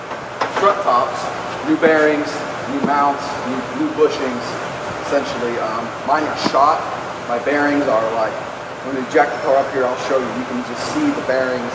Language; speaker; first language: English; native; English